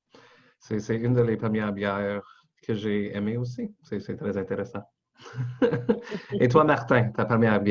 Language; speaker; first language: French; non-native, local second language; English